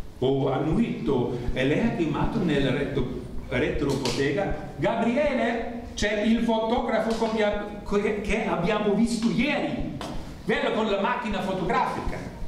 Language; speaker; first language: Italian; non-native, learner; German